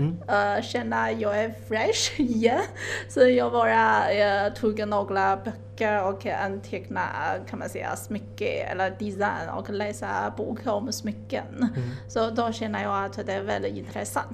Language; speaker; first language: Swedish; non-native, fluent; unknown